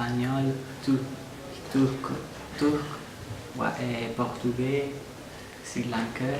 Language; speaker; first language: French; non-native, learner; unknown